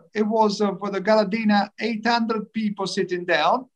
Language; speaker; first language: English; early bilingual, other home language; Italian